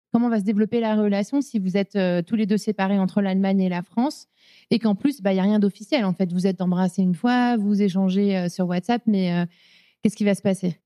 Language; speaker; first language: French; native; French